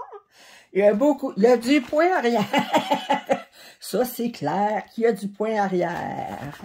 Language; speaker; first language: French; native; French